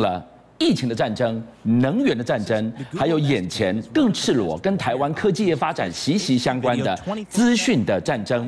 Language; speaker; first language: Chinese; native; Chinese